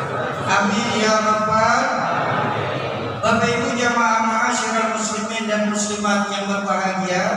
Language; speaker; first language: Indonesian; native; Indonesian